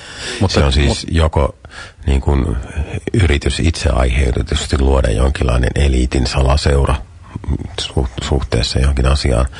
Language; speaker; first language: Finnish; native; Finnish